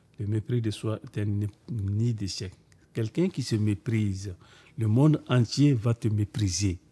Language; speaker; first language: French; non-native, local second language; Bambara